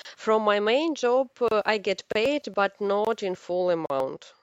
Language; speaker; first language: English; non-native, learner; Ukrainian